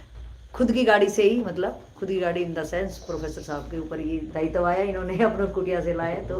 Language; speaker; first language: Hindi; native; Hindi